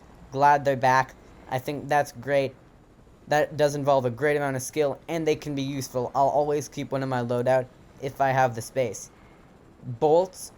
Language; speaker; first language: English; native; English